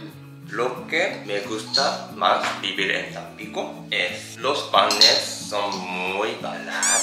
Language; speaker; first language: Spanish; non-native, learner; Japanese